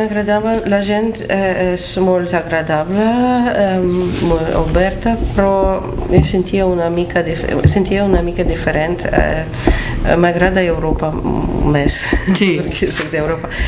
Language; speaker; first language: Catalan; non-native, learner; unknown